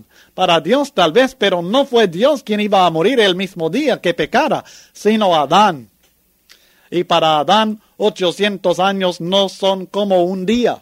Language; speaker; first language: Spanish; native; Spanish